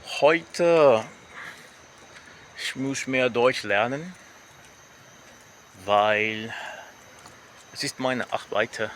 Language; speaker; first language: German; non-native, learner; Portuguese